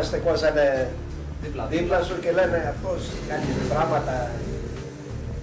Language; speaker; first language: Greek; early bilingual, heritage; Greek